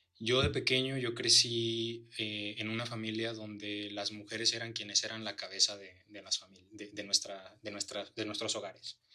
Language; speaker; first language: Spanish; native; Spanish